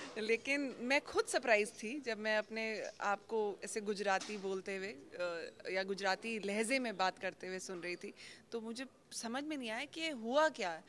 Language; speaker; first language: Hindi; native; Hindi